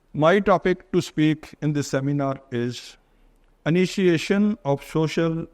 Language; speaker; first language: English; non-native, local second language; Punjabi